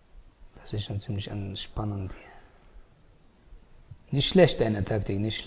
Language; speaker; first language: German; native; German